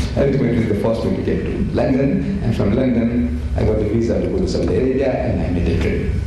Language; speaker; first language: English; non-native, local second language; Gujarati